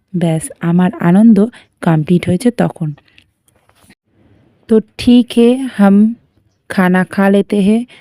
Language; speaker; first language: Hindi; non-native, local second language; Bangla